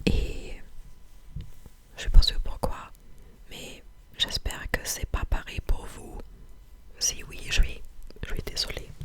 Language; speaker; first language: French; non-native, fluent; English